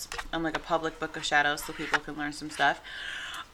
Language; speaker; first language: English; native; English